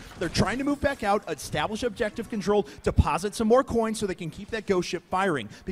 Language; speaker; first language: English; native; English